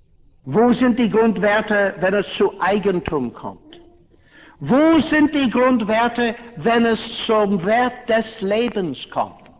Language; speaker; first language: German; non-native, fluent; English